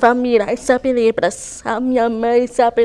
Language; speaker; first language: Portuguese; non-native, local second language; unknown